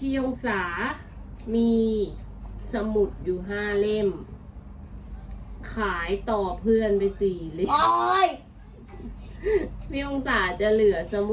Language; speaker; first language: Thai; native; Thai